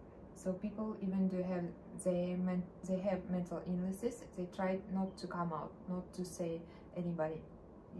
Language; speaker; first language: English; non-native, learner; Russian